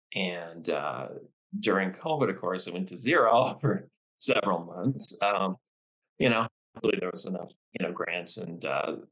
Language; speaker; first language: English; native; English